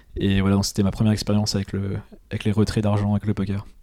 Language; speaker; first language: French; native; French